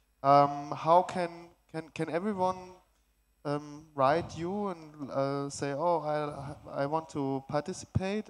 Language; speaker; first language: English; non-native, fluent; German